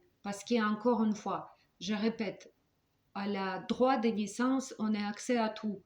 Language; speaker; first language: French; non-native, fluent; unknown